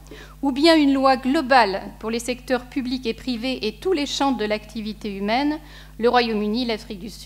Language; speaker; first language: French; native; French